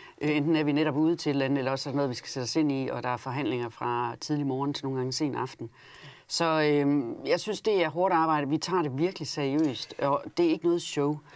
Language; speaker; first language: Danish; native; Danish